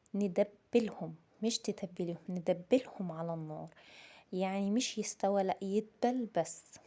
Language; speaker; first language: Arabic; native; Arabic